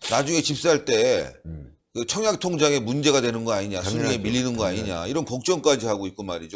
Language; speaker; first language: Korean; native; Korean